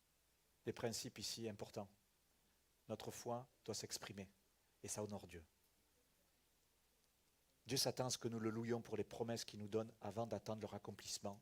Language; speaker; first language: French; native; French